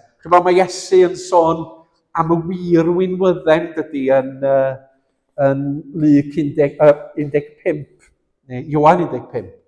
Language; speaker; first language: Welsh; native; Welsh